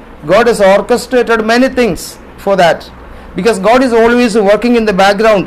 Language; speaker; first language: English; non-native, local second language; Malayalam